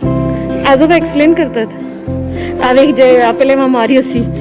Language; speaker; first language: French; non-native, learner; Marathi